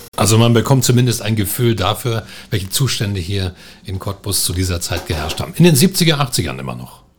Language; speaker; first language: German; native; German